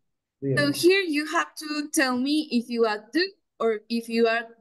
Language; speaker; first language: English; non-native, fluent; Spanish